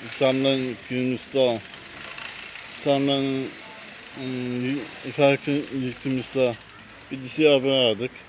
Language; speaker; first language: Turkish; non-native, learner; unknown